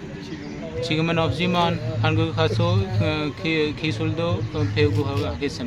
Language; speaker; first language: Korean; non-native, learner; Punjabi